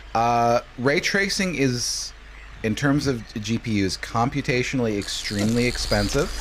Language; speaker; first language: English; native; English